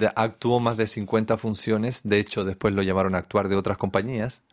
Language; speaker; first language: Spanish; native; Spanish